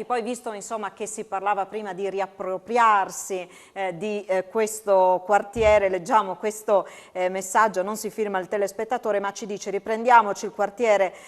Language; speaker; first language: Italian; native; Italian